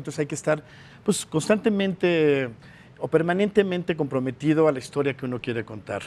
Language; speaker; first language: Spanish; native; Spanish